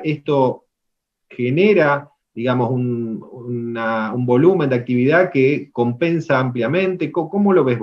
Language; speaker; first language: Spanish; native; Spanish